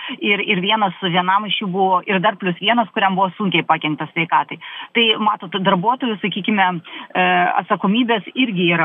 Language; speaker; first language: Lithuanian; native; Lithuanian